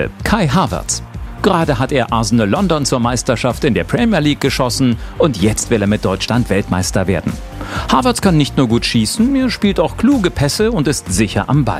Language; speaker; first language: German; native; German